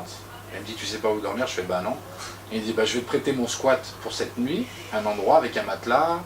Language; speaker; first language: French; native; French